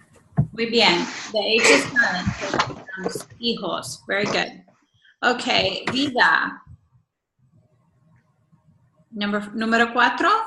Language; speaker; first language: Spanish; non-native, fluent; English